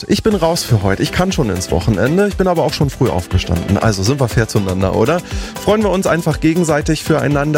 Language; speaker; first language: German; native; German